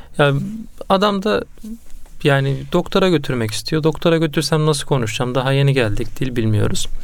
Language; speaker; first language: Turkish; native; Turkish